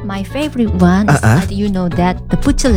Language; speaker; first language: English; non-native, learner; Korean